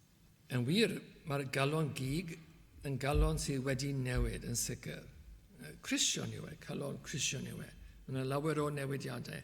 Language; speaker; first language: Welsh; native; Welsh